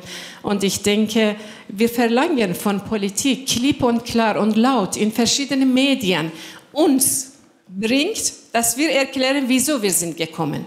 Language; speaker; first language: German; non-native, fluent; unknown